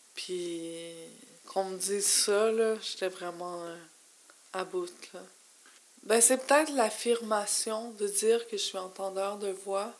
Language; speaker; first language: French; native; French